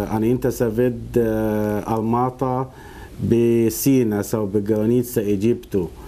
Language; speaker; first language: Romanian; non-native, learner; Arabic